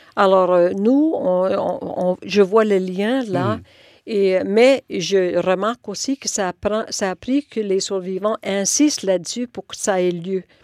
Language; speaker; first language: French; non-native, local second language; English